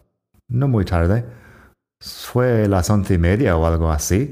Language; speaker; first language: Spanish; non-native, fluent; English